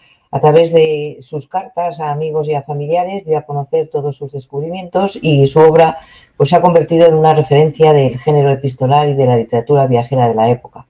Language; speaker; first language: Spanish; native; Spanish